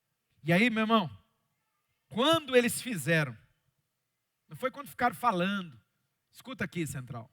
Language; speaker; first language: Portuguese; native; Portuguese